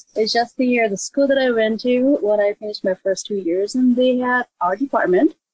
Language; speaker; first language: English; non-native, fluent; Japanese